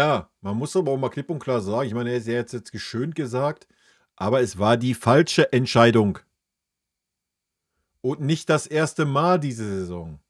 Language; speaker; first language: German; native; German